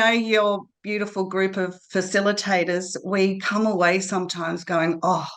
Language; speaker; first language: English; native; English